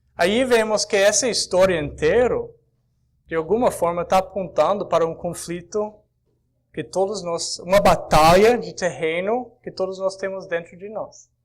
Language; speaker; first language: Portuguese; non-native, fluent; English